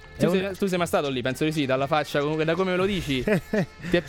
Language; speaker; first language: Italian; native; Italian